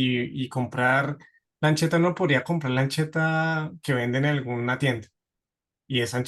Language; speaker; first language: Spanish; native; Spanish